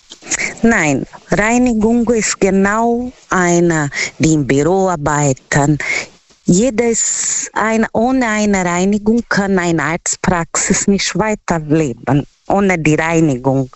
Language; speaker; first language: German; non-native, learner; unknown